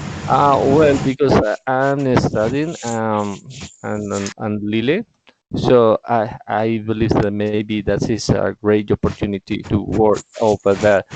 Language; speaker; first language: English; non-native, learner; Spanish